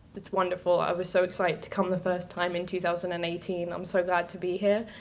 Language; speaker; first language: English; native; English